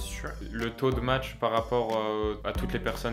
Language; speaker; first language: French; native; French